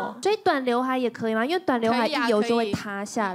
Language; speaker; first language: Chinese; native; Chinese